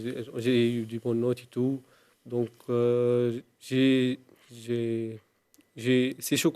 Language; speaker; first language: French; non-native, local second language; Arabic